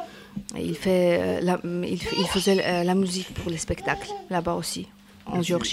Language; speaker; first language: French; non-native, learner; Georgian